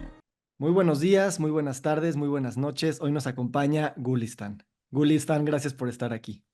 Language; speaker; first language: Spanish; native; Spanish